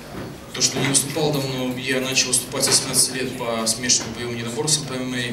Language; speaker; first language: Russian; native; Russian